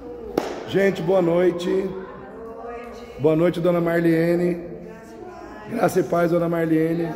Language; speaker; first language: Portuguese; native; Portuguese